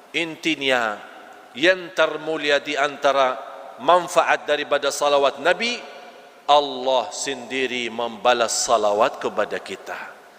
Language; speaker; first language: Malay; non-native, fluent; Arabic